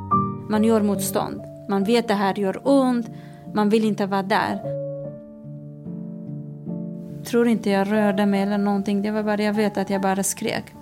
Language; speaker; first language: Swedish; non-native, fluent; Kurdish